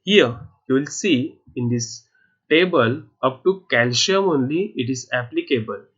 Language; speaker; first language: English; non-native, local second language; Marathi